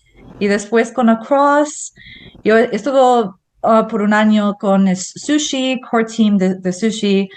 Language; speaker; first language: Spanish; non-native, fluent; English